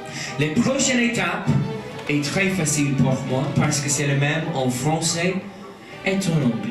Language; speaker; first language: French; non-native, learner; English